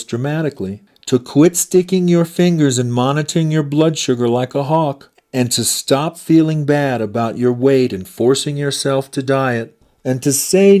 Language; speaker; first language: English; native; English